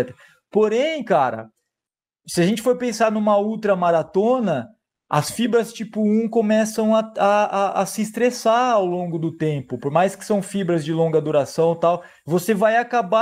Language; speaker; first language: Portuguese; native; Portuguese